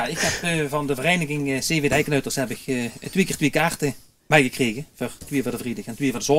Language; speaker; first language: Dutch; native; Dutch